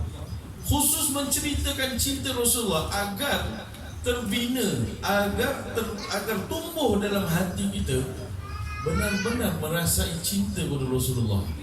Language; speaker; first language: Malay; native; Malay